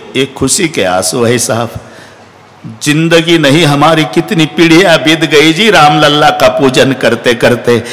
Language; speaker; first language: Hindi; non-native, local second language; Marathi